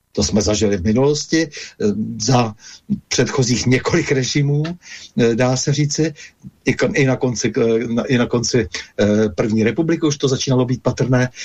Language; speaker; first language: Czech; native; Czech